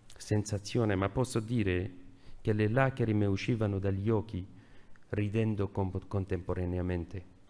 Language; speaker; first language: Italian; non-native, fluent; Persian